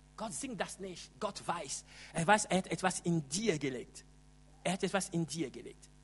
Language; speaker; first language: German; non-native, fluent; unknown